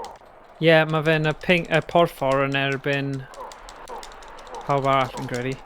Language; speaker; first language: Welsh; native; Welsh